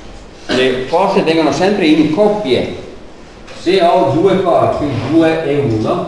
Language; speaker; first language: Italian; native; Italian